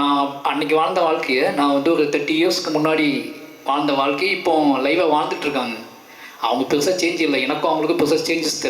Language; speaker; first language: Tamil; native; Tamil